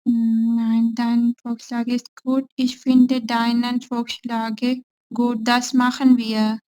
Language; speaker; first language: German; non-native, learner; Urdu